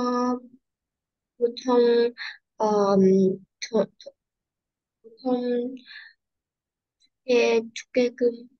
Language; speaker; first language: Korean; non-native, learner; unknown